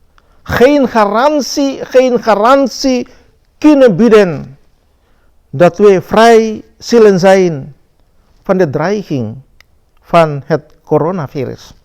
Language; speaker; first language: Dutch; non-native, fluent; Indonesian